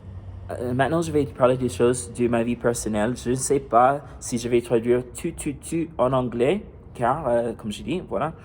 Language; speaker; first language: French; non-native, fluent; English